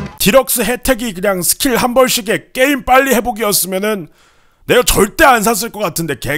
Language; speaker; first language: Korean; native; Korean